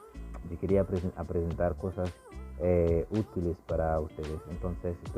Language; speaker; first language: Spanish; non-native, fluent; Haitian Creole